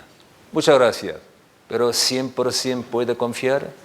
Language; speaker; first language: Spanish; non-native, learner; Korean